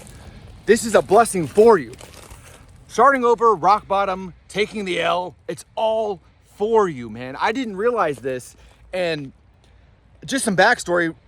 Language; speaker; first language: English; native; English